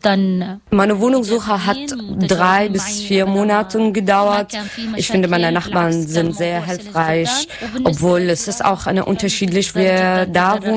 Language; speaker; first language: German; non-native, learner; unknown